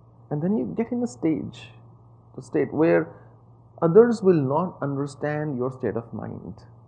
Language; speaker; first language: English; non-native, local second language; Hindi